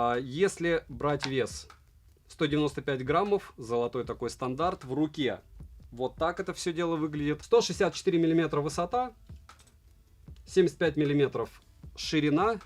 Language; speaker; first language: Russian; native; Russian